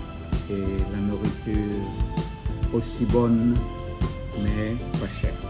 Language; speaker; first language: French; non-native, fluent; Vietnamese